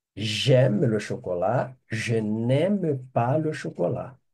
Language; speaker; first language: French; non-native, fluent; Portuguese